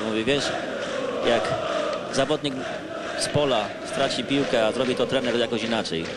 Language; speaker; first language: Polish; native; Polish